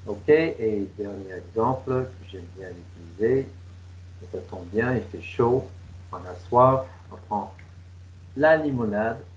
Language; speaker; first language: French; non-native, fluent; English